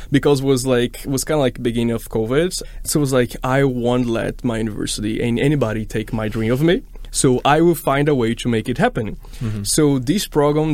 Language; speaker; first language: English; non-native, fluent; Portuguese